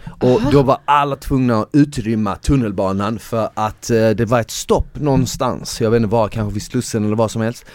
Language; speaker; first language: Swedish; early bilingual, other home language; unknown